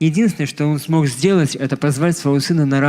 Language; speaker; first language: Russian; native; Russian